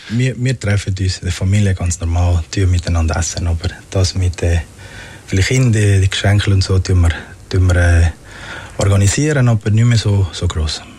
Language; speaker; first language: German; non-native, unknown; Spanish